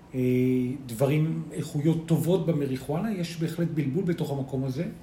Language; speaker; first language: Hebrew; early bilingual, other home language; Spanish